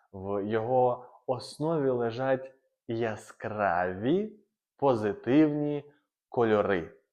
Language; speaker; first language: Ukrainian; native; Ukrainian